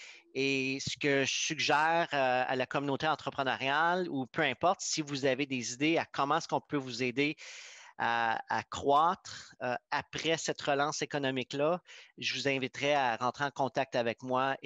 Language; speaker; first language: French; native; French